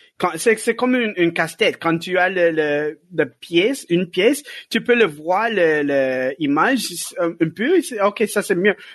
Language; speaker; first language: French; non-native, learner; English